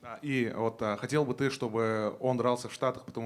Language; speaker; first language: Russian; native; Russian